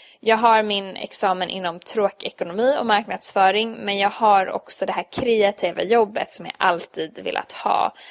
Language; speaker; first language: Swedish; early bilingual, other home language; Hungarian